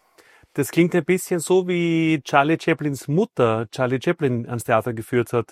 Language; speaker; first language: German; native; German